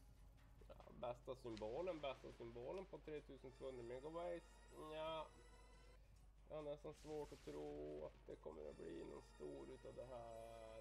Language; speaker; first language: Swedish; native; Swedish